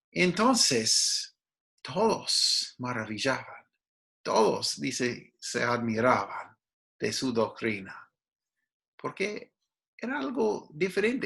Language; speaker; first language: Spanish; non-native, fluent; English